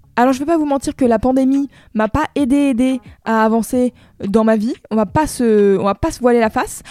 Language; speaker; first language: French; native; French